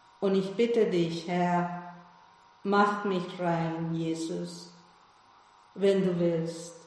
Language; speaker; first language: German; non-native, fluent; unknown